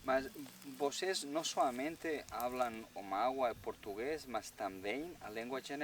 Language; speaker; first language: Portuguese; non-native, learner; Spanish